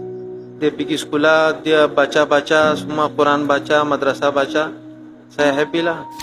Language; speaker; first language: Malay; non-native, learner; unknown